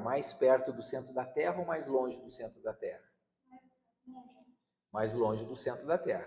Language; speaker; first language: Portuguese; native; Portuguese